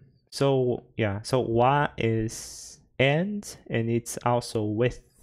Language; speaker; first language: English; non-native, fluent; Portuguese